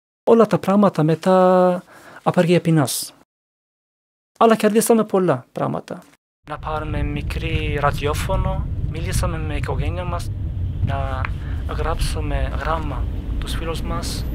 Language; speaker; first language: Greek; non-native, learner; Turkish